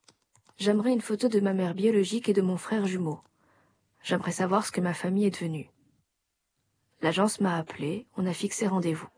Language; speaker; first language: French; native; French